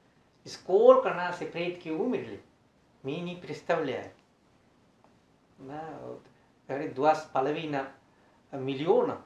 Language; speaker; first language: Russian; non-native, learner; Sinhala